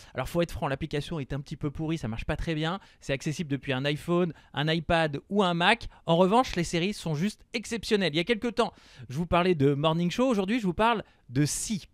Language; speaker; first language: French; native; French